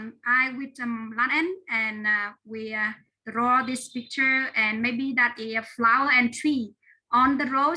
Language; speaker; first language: English; non-native, learner; Vietnamese